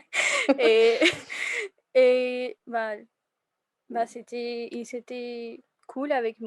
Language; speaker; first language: French; non-native, fluent; Spanish